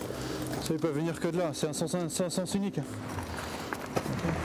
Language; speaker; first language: French; native; French